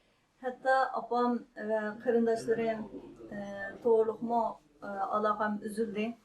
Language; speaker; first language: Turkish; non-native, learner; Uyghur